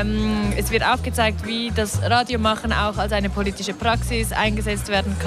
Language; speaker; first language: German; native; German